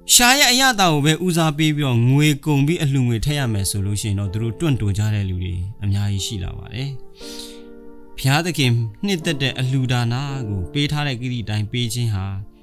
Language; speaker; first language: Burmese; non-native, local second language; Hakha Chin